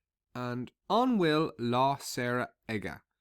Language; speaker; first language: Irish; non-native, local second language; English